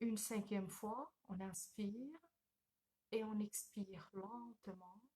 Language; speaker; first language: French; non-native, local second language; Arabic